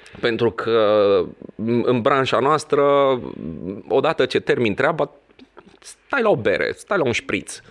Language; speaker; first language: Romanian; non-native, local second language; Hungarian